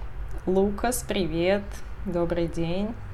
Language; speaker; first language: Russian; non-native, fluent; Portuguese